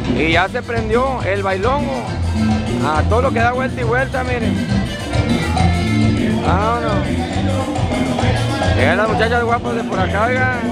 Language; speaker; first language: Spanish; native; Spanish